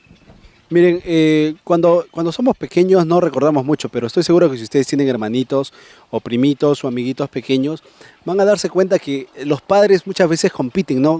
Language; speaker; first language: Spanish; native; Spanish